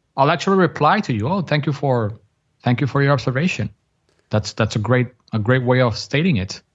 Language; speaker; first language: English; non-native, fluent; Spanish